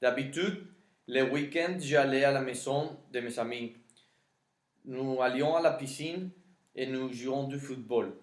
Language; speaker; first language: French; non-native, learner; Spanish